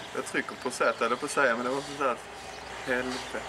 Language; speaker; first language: Swedish; early bilingual, other home language; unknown